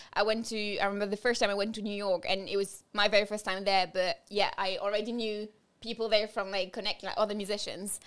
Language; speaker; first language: English; non-native, fluent; French